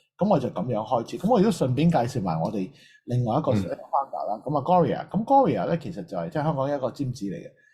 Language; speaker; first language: Cantonese; native; Cantonese